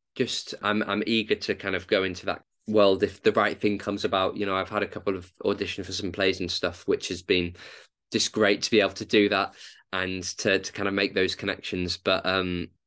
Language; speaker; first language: English; native; English